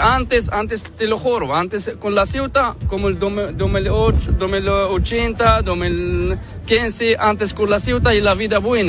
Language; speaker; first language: Spanish; non-native, learner; Arabic